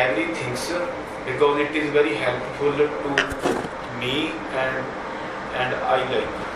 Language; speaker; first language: English; non-native, learner; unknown